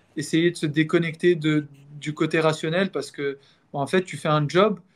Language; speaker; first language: French; non-native, local second language; Arabic